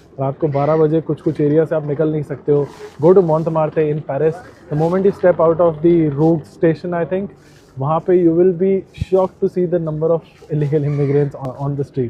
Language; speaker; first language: Hindi; native; Hindi